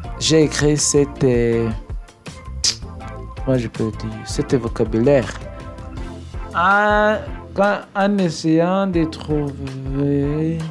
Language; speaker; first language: French; non-native, learner; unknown